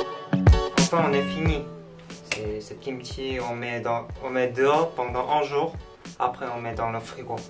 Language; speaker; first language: French; non-native, learner; Korean